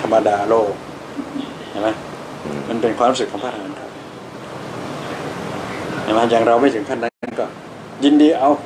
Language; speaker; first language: Thai; native; Thai